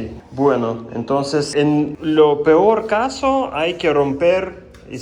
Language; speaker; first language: Spanish; non-native, learner; Russian